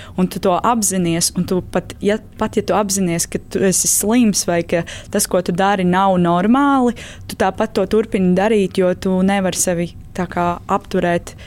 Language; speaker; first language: Latvian; native; Latvian